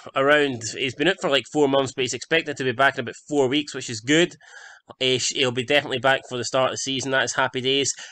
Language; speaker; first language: English; native; English